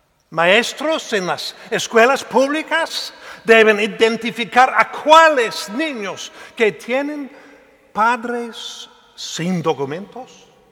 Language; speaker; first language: Spanish; non-native, learner; English